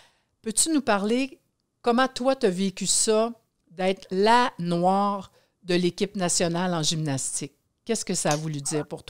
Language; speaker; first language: French; native; French